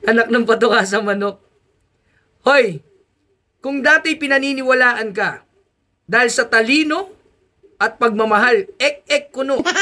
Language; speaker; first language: Filipino; native; Filipino